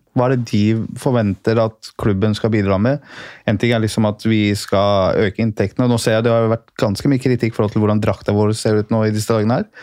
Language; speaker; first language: Norwegian; early bilingual, other home language; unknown